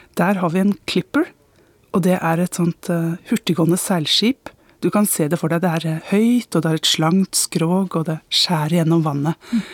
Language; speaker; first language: Norwegian; native; Norwegian